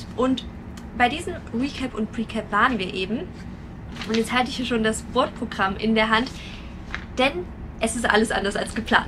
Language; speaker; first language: German; native; German